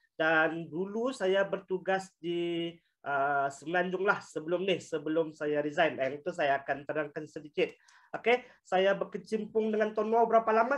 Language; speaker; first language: Malay; native; Malay